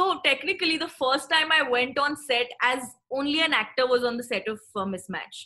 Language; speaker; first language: English; non-native, local second language; Marathi